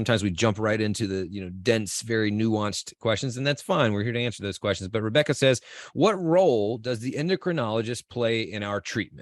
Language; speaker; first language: English; native; English